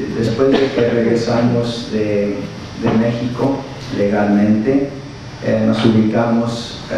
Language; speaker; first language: Spanish; early bilingual, heritage; Spanish